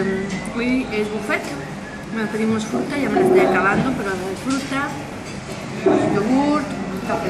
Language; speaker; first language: Spanish; native; Spanish